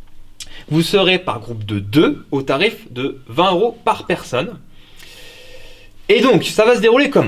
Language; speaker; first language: French; native; French